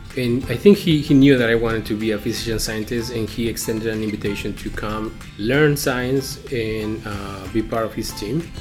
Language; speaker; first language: English; non-native, fluent; Spanish